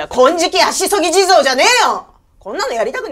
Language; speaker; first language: Japanese; native; Japanese